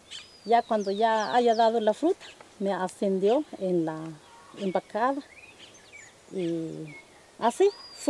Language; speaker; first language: Spanish; non-native, local second language; Kaqchikel